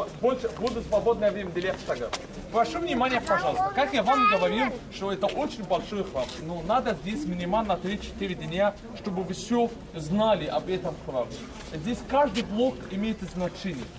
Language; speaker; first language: Russian; non-native, learner; Arabic